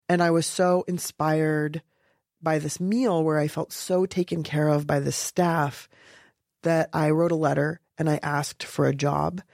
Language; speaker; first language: English; native; English